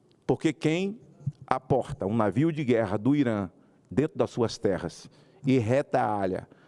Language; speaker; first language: Portuguese; native; Portuguese